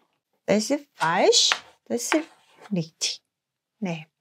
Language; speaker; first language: German; non-native, fluent; Korean